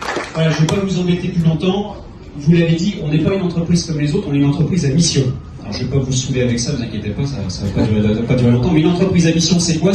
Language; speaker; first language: French; native; French